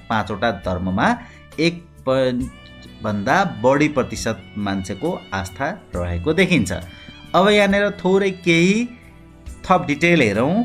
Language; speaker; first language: Nepali; native; Nepali